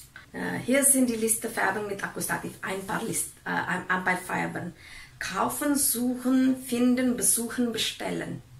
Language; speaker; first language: German; non-native, fluent; Indonesian